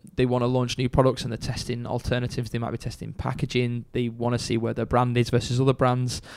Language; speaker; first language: English; native; English